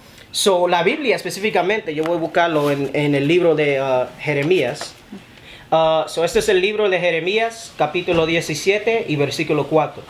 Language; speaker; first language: Spanish; early bilingual, heritage; Spanish